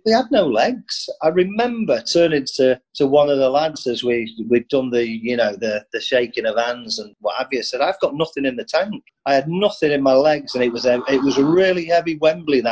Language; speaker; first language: English; native; English